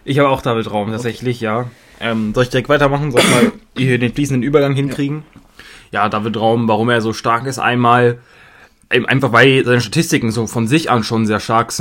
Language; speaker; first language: German; native; German